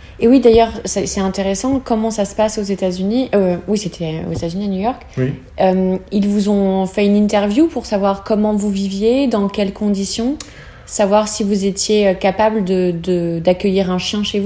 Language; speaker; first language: French; native; French